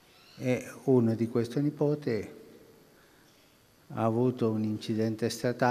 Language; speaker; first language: Italian; early bilingual, heritage; Spanish